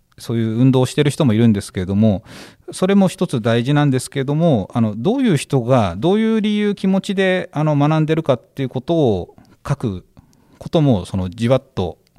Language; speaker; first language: Japanese; native; Japanese